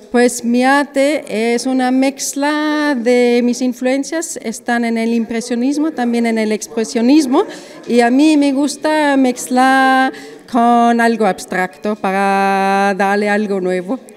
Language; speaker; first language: Spanish; non-native, fluent; German